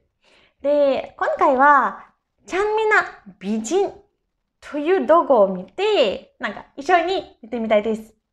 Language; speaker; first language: Japanese; non-native, fluent; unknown